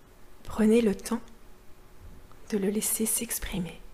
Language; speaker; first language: French; native; French